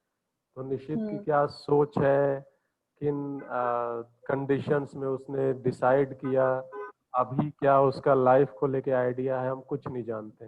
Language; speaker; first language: Hindi; native; Hindi